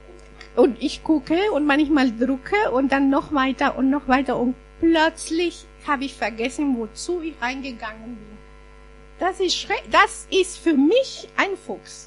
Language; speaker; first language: German; non-native, fluent; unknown